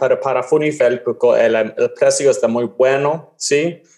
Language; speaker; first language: Spanish; non-native, learner; English